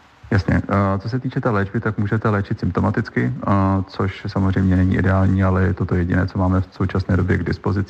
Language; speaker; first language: Czech; native; Czech